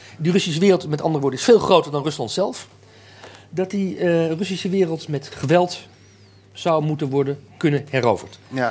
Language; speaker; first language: Dutch; native; Dutch